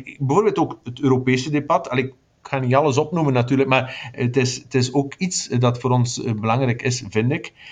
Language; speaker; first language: Dutch; native; Dutch